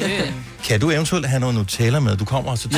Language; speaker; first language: Danish; native; Danish